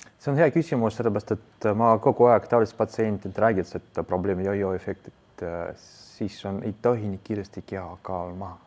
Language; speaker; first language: Estonian; non-native, learner; Russian